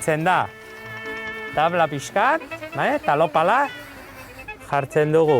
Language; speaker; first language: Basque; non-native, local second language; Spanish